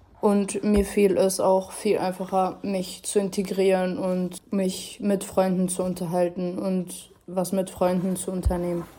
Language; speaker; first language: German; early bilingual, other home language; Arabic